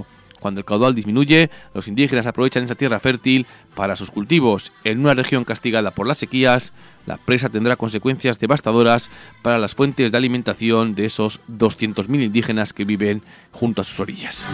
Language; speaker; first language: Spanish; native; Spanish